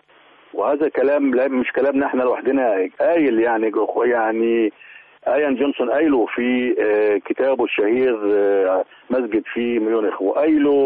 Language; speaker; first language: Arabic; native; Arabic